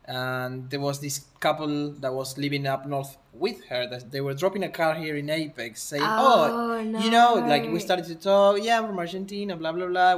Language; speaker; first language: English; non-native, fluent; Spanish